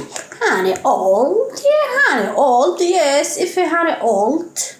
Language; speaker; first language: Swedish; non-native, learner; Somali